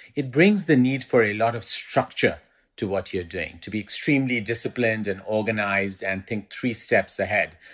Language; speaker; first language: English; non-native, local second language; Urdu